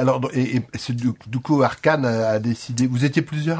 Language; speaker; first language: French; native; French